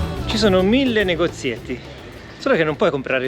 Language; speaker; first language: Italian; native; Italian